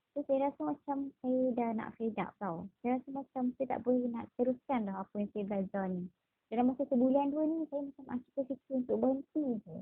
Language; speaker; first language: Malay; native; Malay